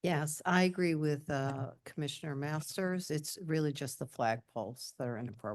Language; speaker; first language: English; native; English